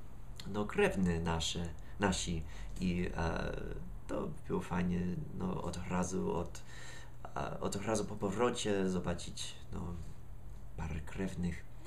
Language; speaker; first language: Polish; non-native, learner; English